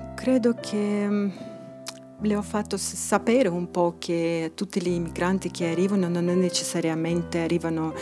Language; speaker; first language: Italian; non-native, fluent; Russian